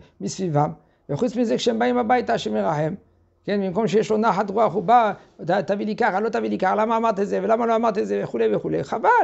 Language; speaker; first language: Hebrew; non-native, fluent; French